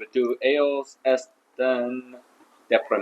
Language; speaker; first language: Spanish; non-native, learner; English